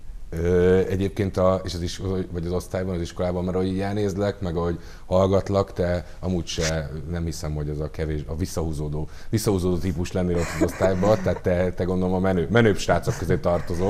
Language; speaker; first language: Hungarian; native; Hungarian